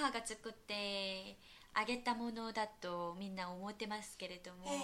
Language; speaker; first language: Japanese; non-native, fluent; Korean